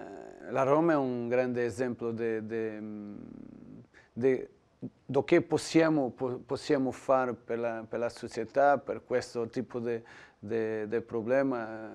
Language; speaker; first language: Italian; non-native, learner; Portuguese